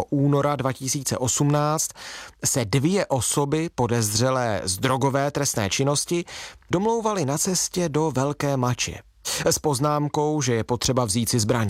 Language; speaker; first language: Czech; native; Czech